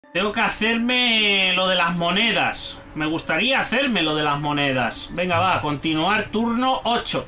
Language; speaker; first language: Spanish; native; Spanish